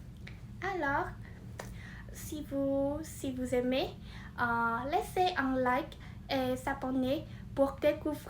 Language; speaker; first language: French; non-native, learner; Vietnamese